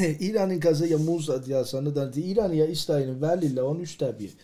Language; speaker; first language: Finnish; non-native, learner; Persian